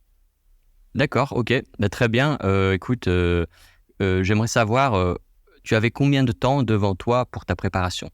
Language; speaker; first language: French; native; French